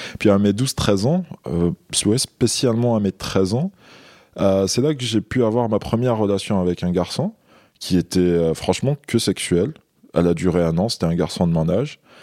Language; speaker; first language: French; non-native, local second language; Kabyle